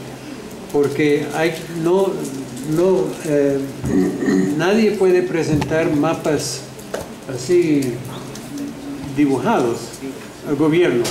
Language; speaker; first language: Spanish; non-native, fluent; English